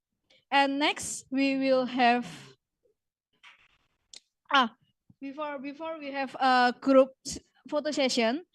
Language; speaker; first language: English; non-native, fluent; Indonesian